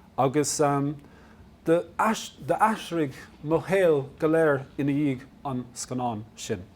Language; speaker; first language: Irish; non-native, local second language; English